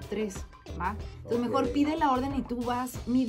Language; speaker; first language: Spanish; native; Spanish